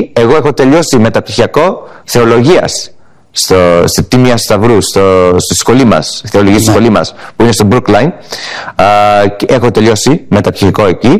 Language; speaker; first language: Greek; early bilingual, heritage; English